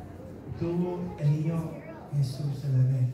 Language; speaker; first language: Spanish; early bilingual, heritage; Spanish